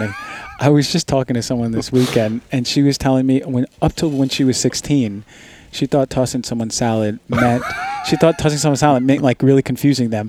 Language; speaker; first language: English; native; English